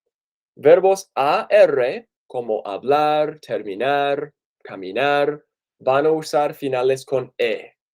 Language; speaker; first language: Spanish; non-native, fluent; English